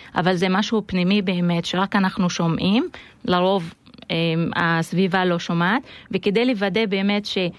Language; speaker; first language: Hebrew; non-native, local second language; Arabic